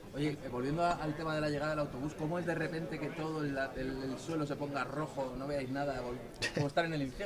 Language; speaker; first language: Spanish; native; Spanish